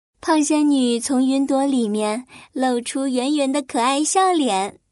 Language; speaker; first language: Chinese; native; Chinese